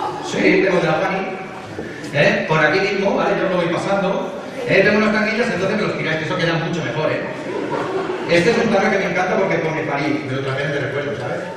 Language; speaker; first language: Spanish; native; Spanish